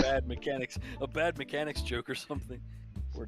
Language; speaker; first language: English; native; English